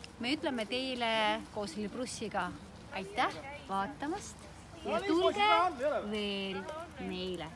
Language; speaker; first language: Estonian; non-native, local second language; Russian